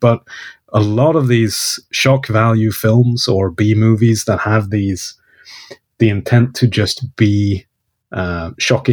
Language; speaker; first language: English; non-native, fluent; Swedish